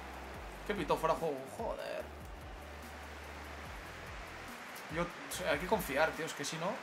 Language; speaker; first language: Spanish; native; Spanish